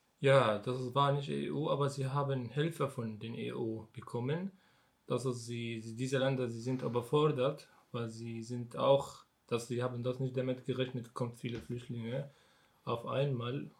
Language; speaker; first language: German; non-native, learner; Arabic